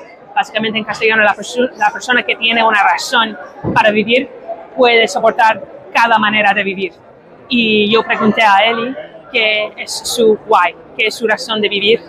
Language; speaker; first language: Spanish; non-native, fluent; English